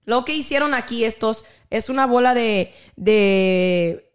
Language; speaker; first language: Spanish; early bilingual, heritage; Spanish